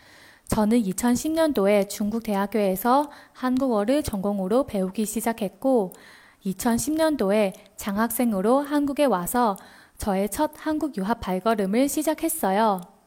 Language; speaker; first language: Korean; non-native, fluent; Chinese